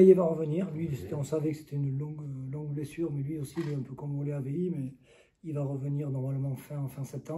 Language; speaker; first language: French; native; French